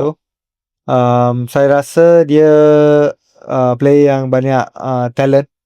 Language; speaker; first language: Malay; native; Malay